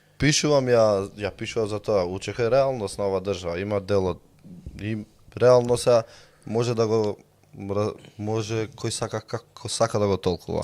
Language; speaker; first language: Macedonian; non-native, local second language; Albanian